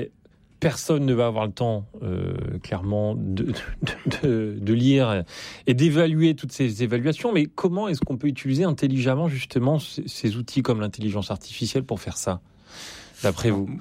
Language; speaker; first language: French; native; French